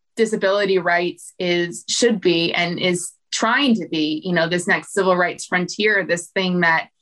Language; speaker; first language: English; native; English